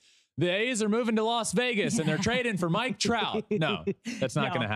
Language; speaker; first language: English; native; English